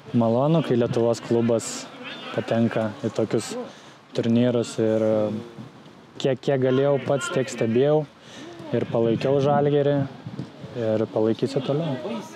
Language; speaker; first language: Lithuanian; native; Lithuanian